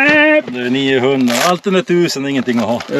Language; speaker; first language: Swedish; native; Swedish